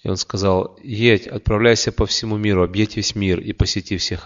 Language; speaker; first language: Russian; native; Russian